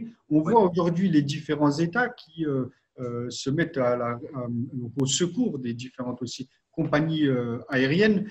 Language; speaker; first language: French; native; French